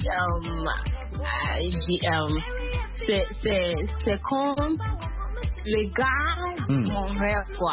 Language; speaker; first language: French; non-native, learner; Akan